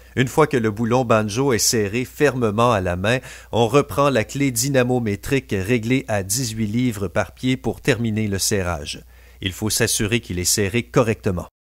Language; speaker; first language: French; native; French